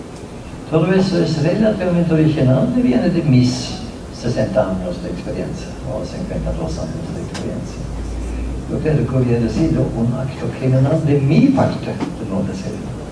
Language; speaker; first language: Spanish; non-native, fluent; Norwegian